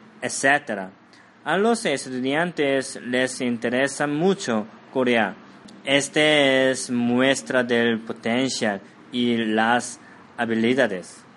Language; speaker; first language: Spanish; non-native, fluent; Korean